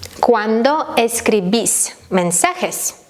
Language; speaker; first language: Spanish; non-native, learner; Ukrainian